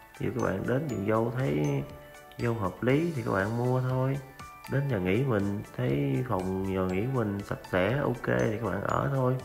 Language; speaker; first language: Vietnamese; native; Vietnamese